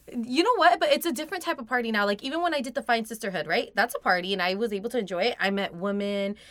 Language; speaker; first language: English; early bilingual, other home language; Persian